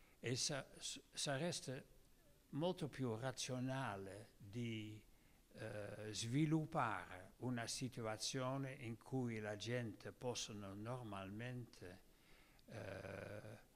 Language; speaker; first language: Italian; non-native, learner; Dutch